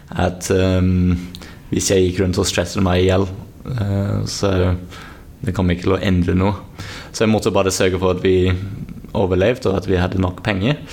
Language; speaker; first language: Norwegian; non-native, fluent; English